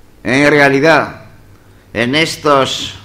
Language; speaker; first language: Spanish; non-native, fluent; Greek